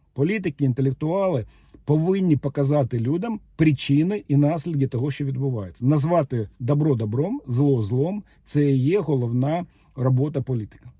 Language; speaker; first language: Ukrainian; native; Ukrainian